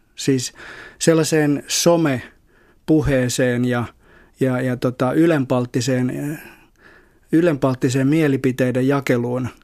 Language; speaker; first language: Finnish; native; Finnish